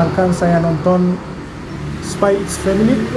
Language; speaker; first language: Indonesian; non-native, learner; Turkish